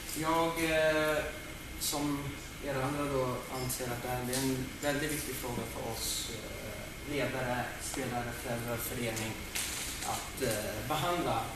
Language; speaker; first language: Swedish; native; Swedish